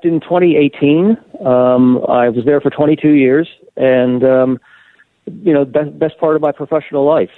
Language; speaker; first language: English; native; English